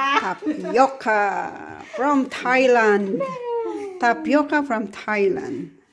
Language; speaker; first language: English; non-native, local second language; Filipino